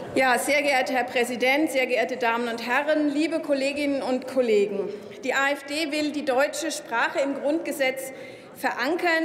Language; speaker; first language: German; native; German